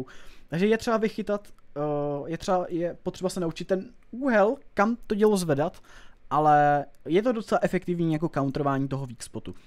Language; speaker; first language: Czech; native; Czech